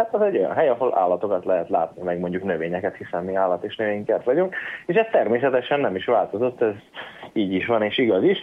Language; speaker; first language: Hungarian; native; Hungarian